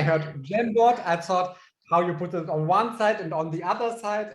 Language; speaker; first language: English; non-native, fluent; German